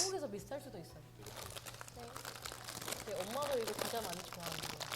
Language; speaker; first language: Korean; non-native, fluent; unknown